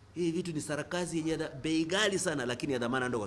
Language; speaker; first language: English; non-native, local second language; Swahili